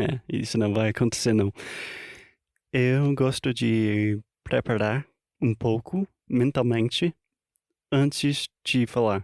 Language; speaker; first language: Portuguese; non-native, fluent; English